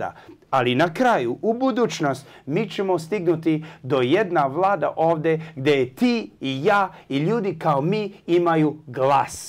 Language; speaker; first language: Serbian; early bilingual, heritage; English